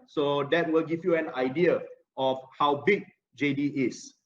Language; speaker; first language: English; non-native, local second language; Malay